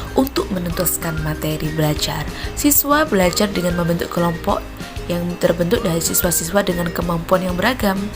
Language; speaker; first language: Indonesian; native; Indonesian